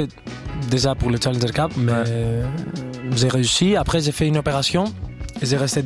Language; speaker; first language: French; non-native, fluent; Greek